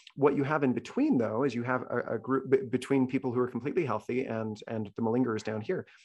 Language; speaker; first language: English; native; English